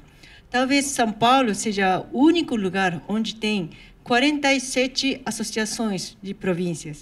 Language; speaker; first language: Portuguese; non-native, fluent; Japanese